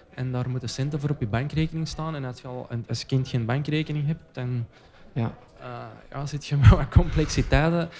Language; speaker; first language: Dutch; native; Dutch